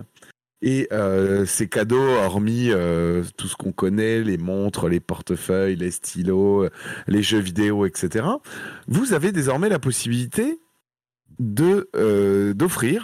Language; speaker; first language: French; native; French